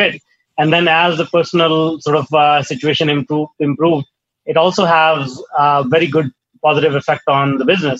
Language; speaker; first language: English; non-native, local second language; Hindi